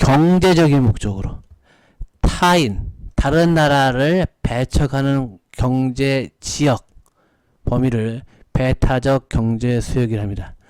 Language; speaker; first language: Korean; native; Korean